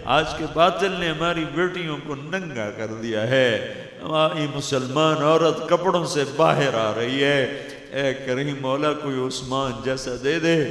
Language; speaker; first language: Urdu; non-native, local second language; Punjabi